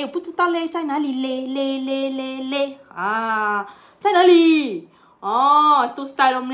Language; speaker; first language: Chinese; non-native, local second language; Malay